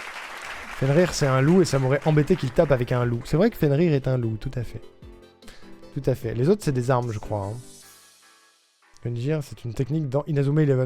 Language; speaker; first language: French; native; French